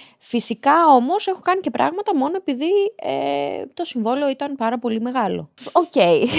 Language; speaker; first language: Greek; early bilingual, other home language; Albanian